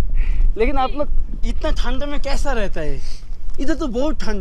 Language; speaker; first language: Hindi; non-native, learner; Bangla